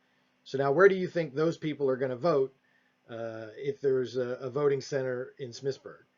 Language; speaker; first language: English; native; English